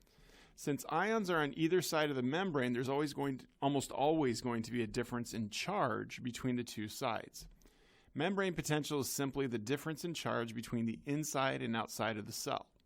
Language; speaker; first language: English; native; English